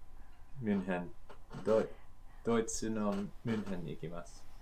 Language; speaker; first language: Japanese; non-native, learner; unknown